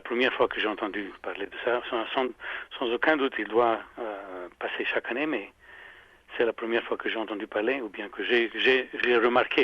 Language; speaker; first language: French; non-native, fluent; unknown